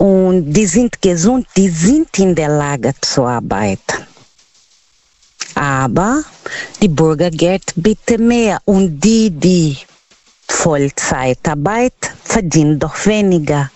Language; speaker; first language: German; non-native, learner; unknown